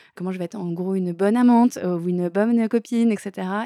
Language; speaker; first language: French; native; French